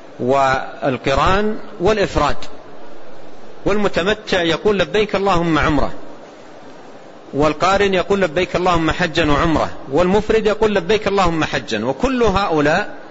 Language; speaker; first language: Arabic; native; Arabic